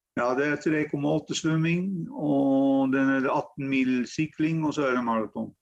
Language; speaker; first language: Norwegian; non-native, fluent; Dutch